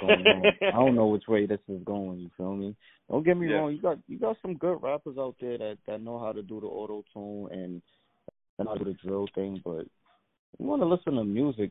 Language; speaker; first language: English; native; English